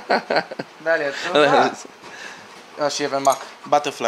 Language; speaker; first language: English; non-native, learner; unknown